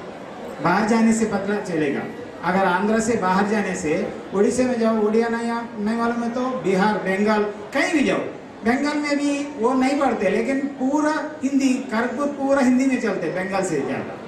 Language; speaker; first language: Hindi; non-native, local second language; Telugu